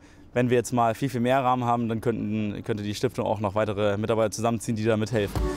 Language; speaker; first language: German; native; German